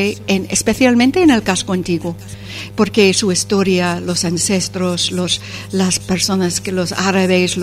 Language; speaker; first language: Spanish; non-native, fluent; English